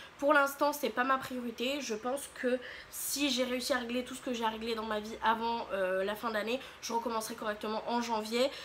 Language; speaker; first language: French; native; French